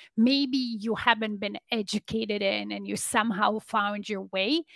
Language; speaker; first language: English; non-native, fluent; Polish